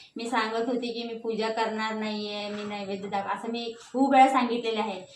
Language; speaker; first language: Marathi; non-native, local second language; Hindi